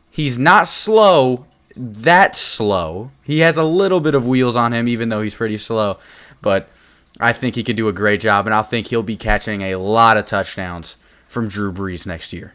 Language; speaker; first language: English; native; English